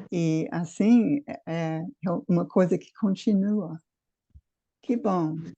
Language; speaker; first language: Portuguese; non-native, fluent; English